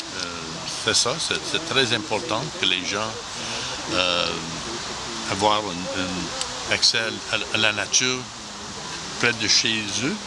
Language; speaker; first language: French; non-native, local second language; English